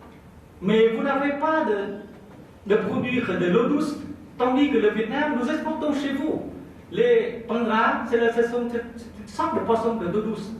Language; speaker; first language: French; non-native, fluent; Vietnamese